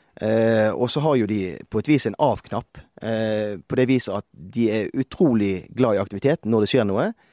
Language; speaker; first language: Norwegian; native; Norwegian